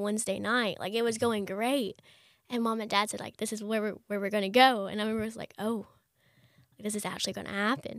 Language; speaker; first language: English; native; English